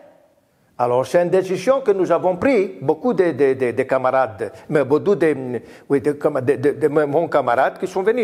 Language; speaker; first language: French; non-native, learner; Greek